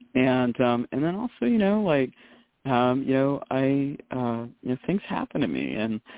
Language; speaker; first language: English; native; English